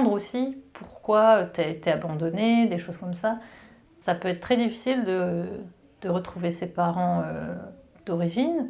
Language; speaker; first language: French; native; French